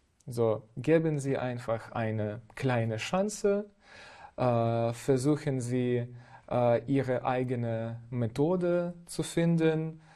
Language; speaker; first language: German; non-native, fluent; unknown